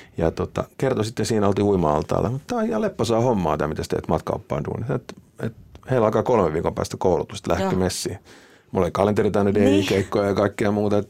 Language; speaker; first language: Finnish; native; Finnish